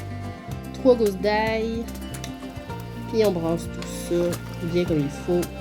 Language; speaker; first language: French; native; French